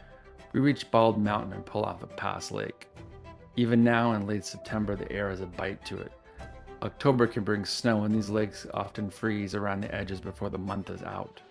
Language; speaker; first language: English; native; English